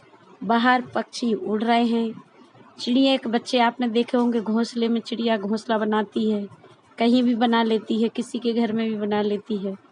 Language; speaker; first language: Hindi; native; Hindi